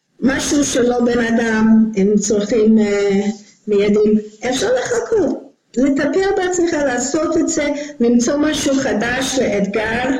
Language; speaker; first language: Hebrew; non-native, fluent; English